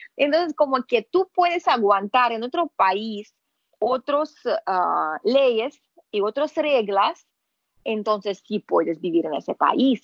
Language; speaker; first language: Spanish; non-native, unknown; Russian